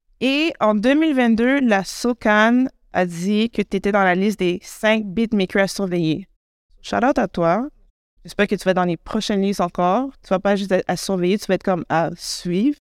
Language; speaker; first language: French; native; French